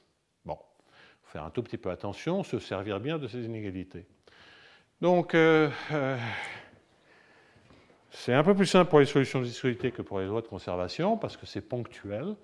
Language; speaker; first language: French; native; French